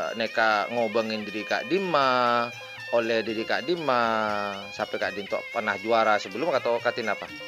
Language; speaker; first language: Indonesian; non-native, local second language; Madurese